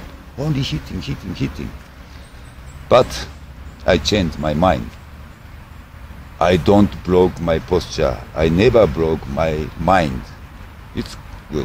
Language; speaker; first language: English; non-native, learner; Japanese